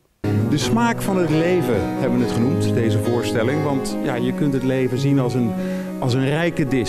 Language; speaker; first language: Dutch; native; Dutch